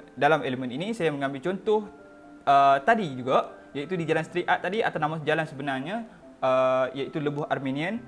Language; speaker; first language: Malay; native; Malay